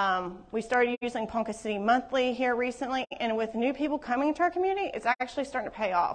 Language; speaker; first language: English; native; English